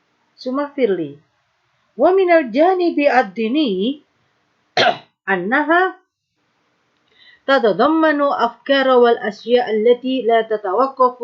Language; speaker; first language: Arabic; non-native, fluent; Indonesian